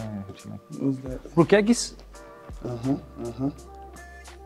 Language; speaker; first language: Dutch; native; Dutch